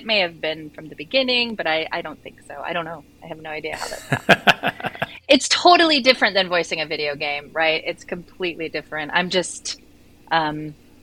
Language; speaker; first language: English; native; English